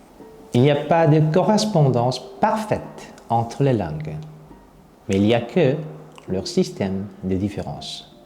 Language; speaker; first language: French; non-native, fluent; Korean